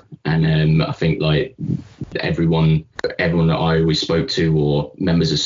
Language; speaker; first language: English; native; English